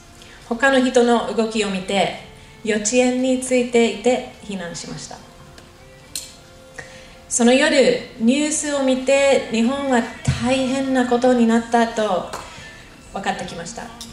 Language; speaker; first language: Japanese; non-native, fluent; English